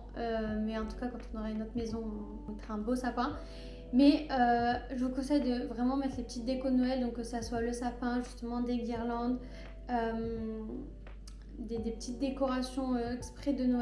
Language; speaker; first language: French; native; French